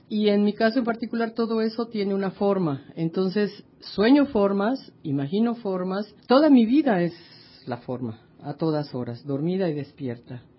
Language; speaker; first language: Spanish; native; Spanish